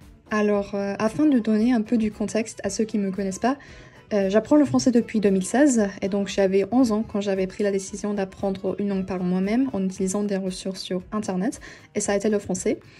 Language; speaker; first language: French; non-native, fluent; Turkish